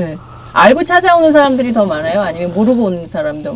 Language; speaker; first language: Korean; native; Korean